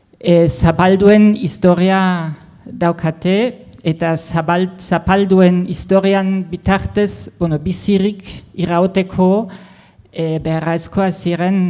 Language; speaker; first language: Basque; non-native, fluent; German